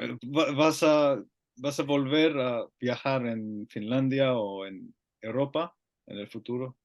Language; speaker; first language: Spanish; non-native, learner; Finnish